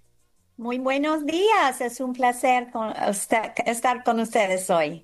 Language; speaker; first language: Spanish; non-native, fluent; English